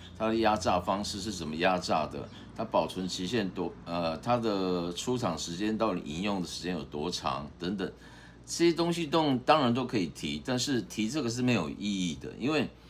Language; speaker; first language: Chinese; native; Chinese